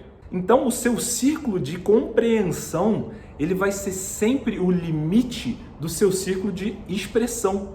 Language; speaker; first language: Portuguese; native; Portuguese